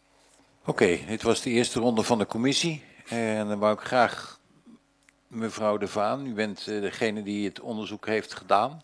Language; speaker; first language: Dutch; native; Dutch